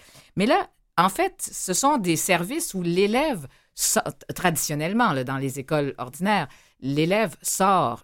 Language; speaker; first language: French; native; French